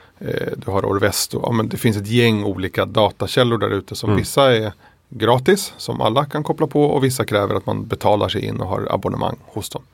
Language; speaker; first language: Swedish; early bilingual, other home language; Spanish